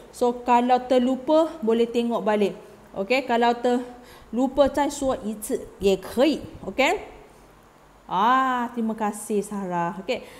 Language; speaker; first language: Malay; native; Malay